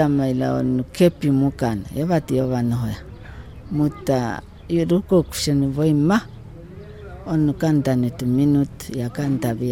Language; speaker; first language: Finnish; non-native, fluent; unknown